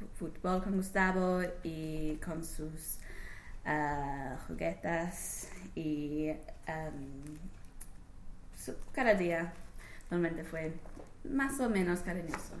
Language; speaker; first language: Spanish; non-native, learner; English